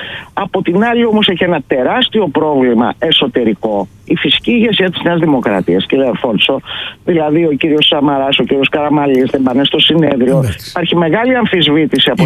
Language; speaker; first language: Greek; native; Greek